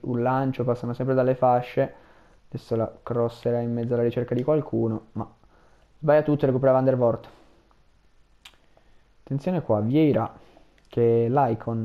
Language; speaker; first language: Italian; native; Italian